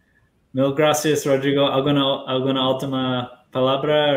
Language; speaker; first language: Spanish; non-native, fluent; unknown